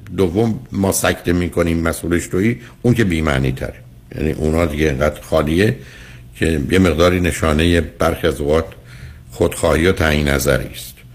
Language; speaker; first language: Persian; native; Persian